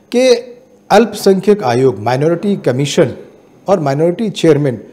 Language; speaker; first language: Hindi; native; Hindi